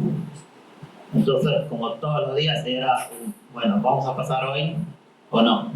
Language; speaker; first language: Spanish; non-native, fluent; Arabic